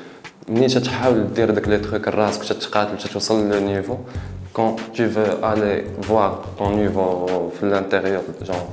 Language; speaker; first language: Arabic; native; Arabic